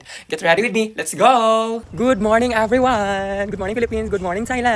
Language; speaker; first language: English; non-native, local second language; Filipino